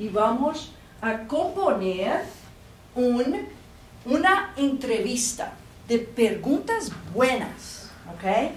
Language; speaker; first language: Spanish; non-native, fluent; Portuguese